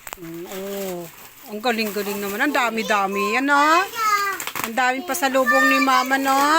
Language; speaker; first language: Filipino; native; Filipino